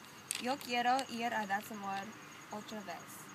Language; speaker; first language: Spanish; non-native, learner; English